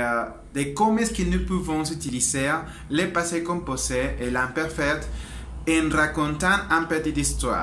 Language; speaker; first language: French; non-native, learner; Spanish